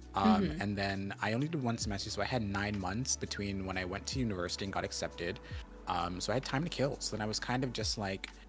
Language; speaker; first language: English; native; English